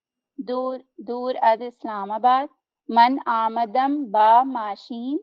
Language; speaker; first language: Persian; non-native, learner; Urdu